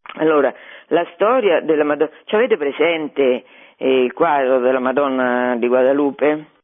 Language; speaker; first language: Italian; native; Italian